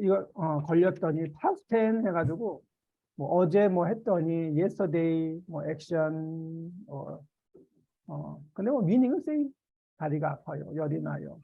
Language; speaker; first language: Korean; native; Korean